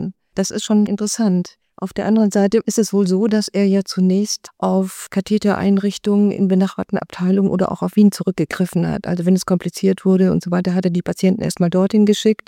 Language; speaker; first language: German; native; German